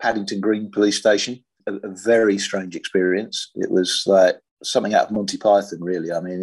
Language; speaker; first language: English; native; English